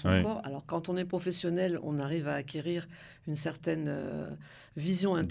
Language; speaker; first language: French; native; French